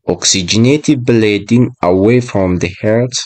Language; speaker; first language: English; non-native, local second language; Amharic